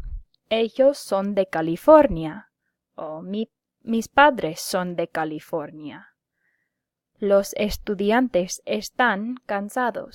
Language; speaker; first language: Spanish; non-native, fluent; English